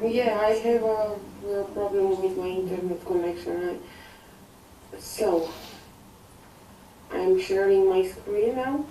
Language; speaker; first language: English; non-native, fluent; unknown